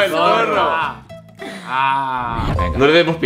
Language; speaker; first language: Spanish; native; Spanish